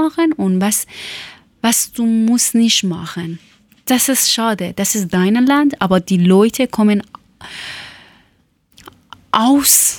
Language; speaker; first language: German; non-native, learner; Persian